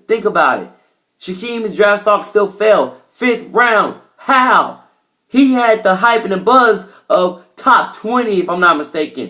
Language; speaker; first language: English; native; English